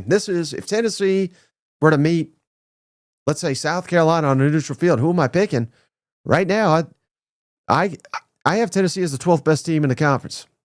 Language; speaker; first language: English; native; English